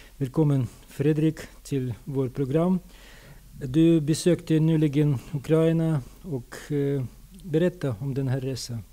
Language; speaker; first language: Swedish; non-native, fluent; Russian